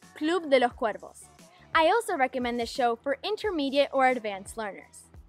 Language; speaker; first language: English; native; English